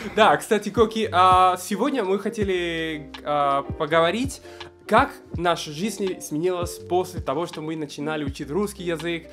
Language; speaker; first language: Russian; non-native, fluent; Spanish